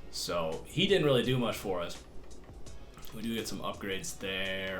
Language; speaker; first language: English; native; English